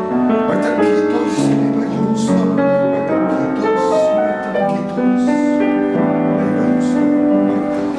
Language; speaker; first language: Finnish; non-native, learner; Serbian